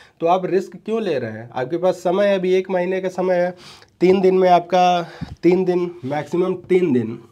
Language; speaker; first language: Hindi; native; Hindi